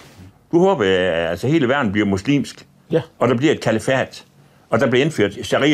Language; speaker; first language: Danish; native; Danish